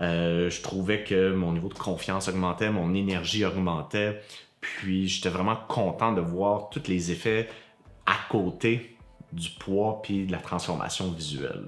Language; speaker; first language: French; native; French